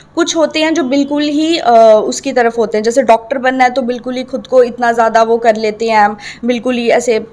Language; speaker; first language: Hindi; native; Hindi